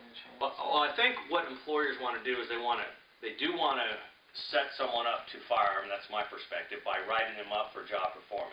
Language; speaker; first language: English; native; English